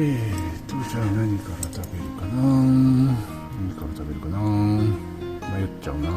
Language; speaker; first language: Japanese; native; Japanese